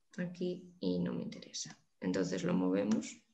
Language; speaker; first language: Spanish; non-native, local second language; Galician